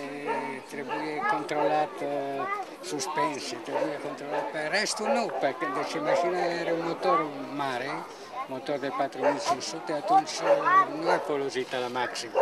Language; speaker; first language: Romanian; non-native, fluent; Italian